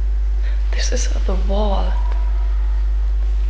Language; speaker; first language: English; non-native, fluent; German